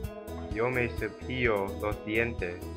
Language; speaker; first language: Spanish; non-native, learner; English